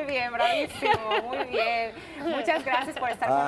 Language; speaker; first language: Spanish; native; Spanish